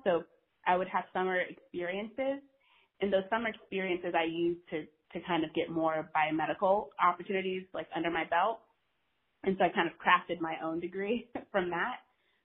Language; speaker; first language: English; native; English